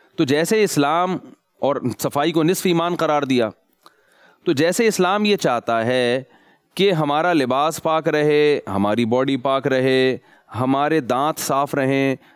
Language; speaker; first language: Urdu; native; Urdu